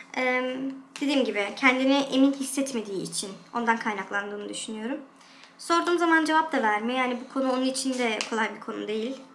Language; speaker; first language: Turkish; early bilingual, heritage; Turkish